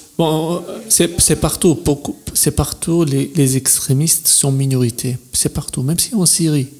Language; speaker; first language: French; non-native, fluent; Arabic